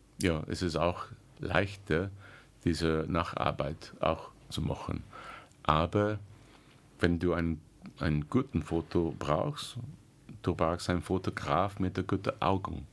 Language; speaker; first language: German; non-native, learner; English